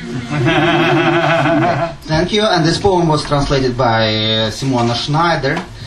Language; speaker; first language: English; non-native, fluent; Russian